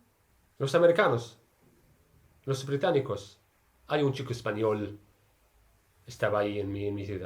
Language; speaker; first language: Spanish; non-native, learner; Arabic